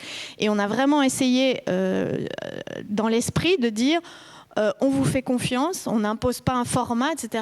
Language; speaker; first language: French; native; French